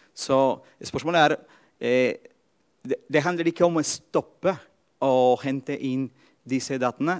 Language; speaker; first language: Norwegian; non-native, fluent; Spanish